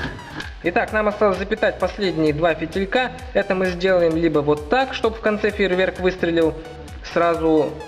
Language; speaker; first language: Russian; native; Russian